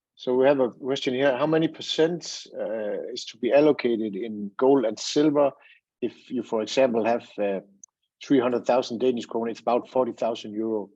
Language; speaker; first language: English; non-native, fluent; Danish